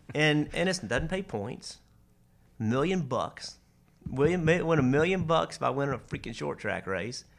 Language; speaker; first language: English; native; English